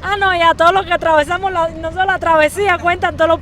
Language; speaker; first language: Spanish; native; Spanish